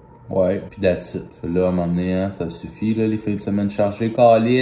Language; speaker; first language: French; native; French